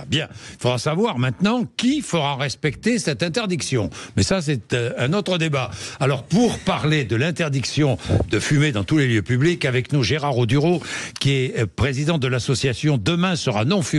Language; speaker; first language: French; native; French